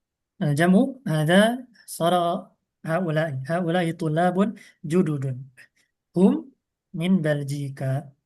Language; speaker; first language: Arabic; non-native, fluent; Indonesian